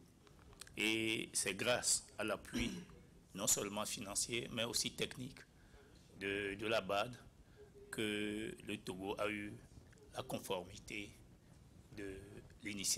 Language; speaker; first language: French; non-native, local second language; Ewe